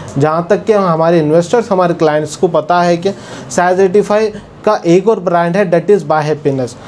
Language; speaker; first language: Hindi; non-native, local second language; Urdu